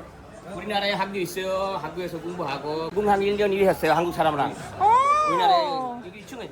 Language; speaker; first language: Korean; non-native, learner; Bangla